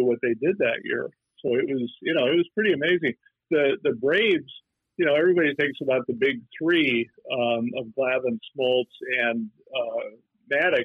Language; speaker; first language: English; native; English